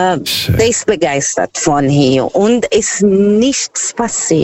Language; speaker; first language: German; non-native, fluent; Portuguese